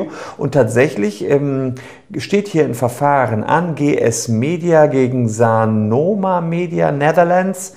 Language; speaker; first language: German; native; German